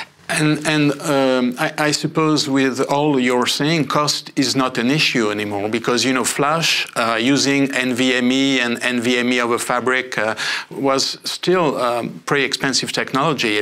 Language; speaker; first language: English; non-native, fluent; French